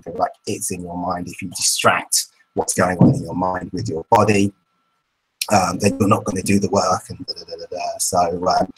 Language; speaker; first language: English; native; English